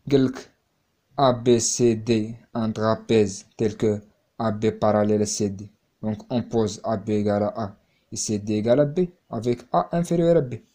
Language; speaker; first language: French; non-native, local second language; Arabic